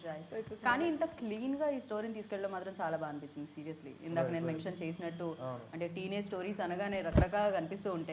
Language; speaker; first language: Telugu; native; Telugu